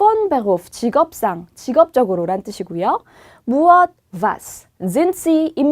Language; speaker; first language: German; non-native, fluent; Korean